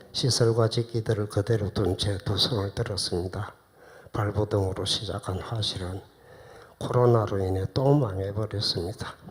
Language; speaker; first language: Korean; native; Korean